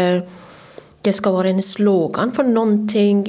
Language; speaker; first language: Swedish; non-native, fluent; Persian